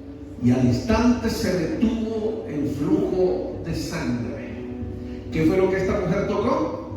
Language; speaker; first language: Spanish; native; Spanish